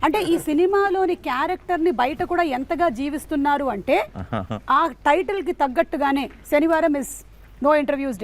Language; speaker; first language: Telugu; native; Telugu